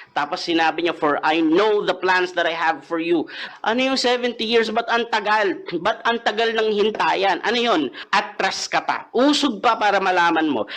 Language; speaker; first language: Filipino; native; Filipino